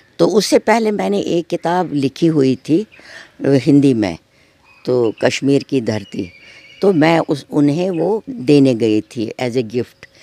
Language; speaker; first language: Urdu; non-native, local second language; Kashmiri